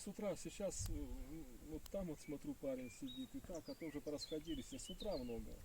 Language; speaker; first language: Russian; native; Russian